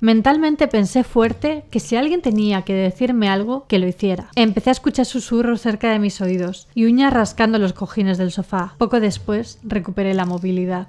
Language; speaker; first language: Spanish; native; Spanish